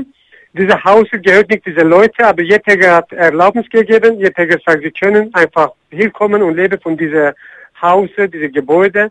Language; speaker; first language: German; non-native, learner; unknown